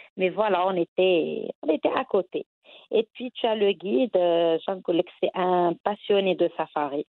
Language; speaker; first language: French; non-native, local second language; Arabic